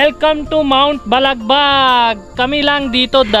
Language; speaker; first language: Filipino; non-native, learner; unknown